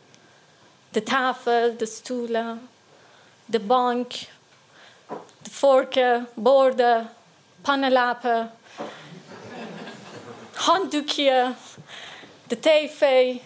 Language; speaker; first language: Dutch; non-native, learner; Persian